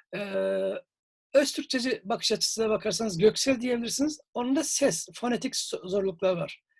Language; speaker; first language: Turkish; native; Turkish